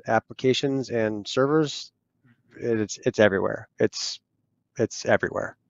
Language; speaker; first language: English; native; English